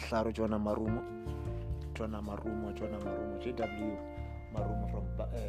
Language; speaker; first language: English; non-native, local second language; Tswana